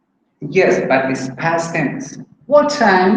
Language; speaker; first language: English; non-native, fluent; Spanish